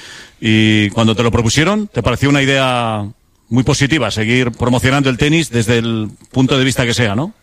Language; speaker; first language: Spanish; native; Spanish